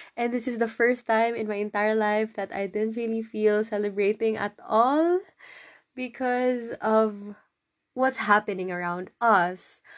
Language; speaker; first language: English; non-native, local second language; Cebuano